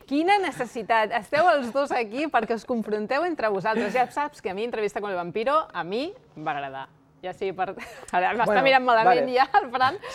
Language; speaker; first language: Catalan; native; Catalan